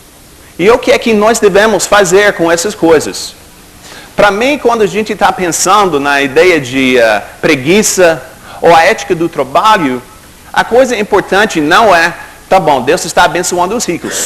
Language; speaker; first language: Portuguese; non-native, fluent; English